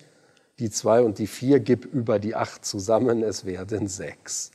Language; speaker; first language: German; native; German